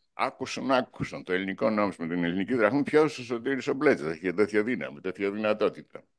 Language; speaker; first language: Greek; non-native, local second language; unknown